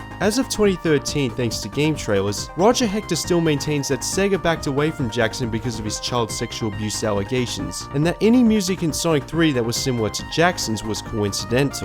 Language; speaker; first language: English; native; English